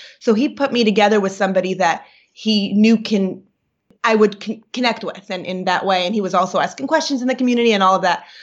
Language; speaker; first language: English; native; English